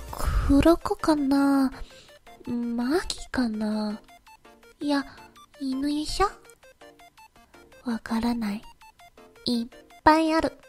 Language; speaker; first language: Japanese; non-native, learner; English